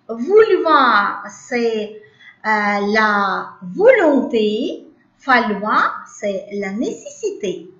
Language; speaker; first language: French; non-native, learner; Uzbek